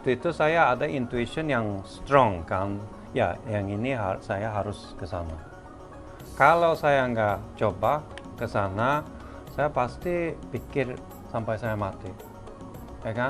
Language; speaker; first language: Indonesian; non-native, fluent; Swedish